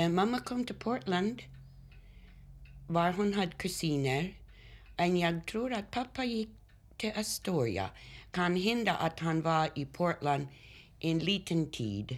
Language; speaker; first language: Swedish; early bilingual, heritage; Swedish